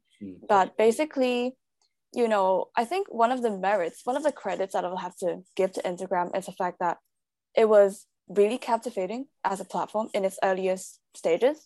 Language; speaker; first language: English; non-native, local second language; Cantonese